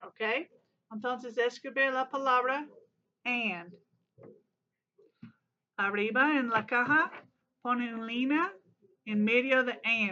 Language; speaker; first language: Spanish; non-native, learner; English